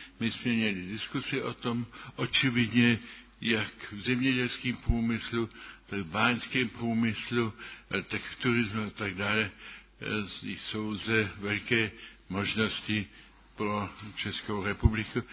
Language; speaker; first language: Czech; early bilingual, other home language; German